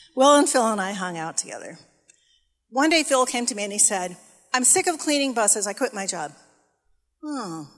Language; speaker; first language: English; native; English